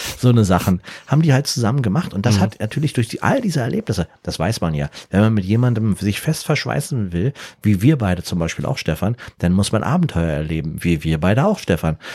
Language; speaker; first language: German; native; German